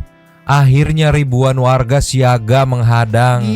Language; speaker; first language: Indonesian; native; Indonesian